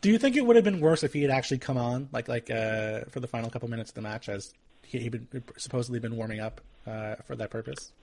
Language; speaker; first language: English; native; English